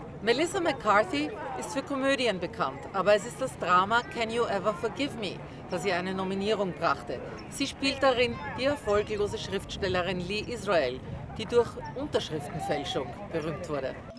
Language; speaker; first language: German; native; German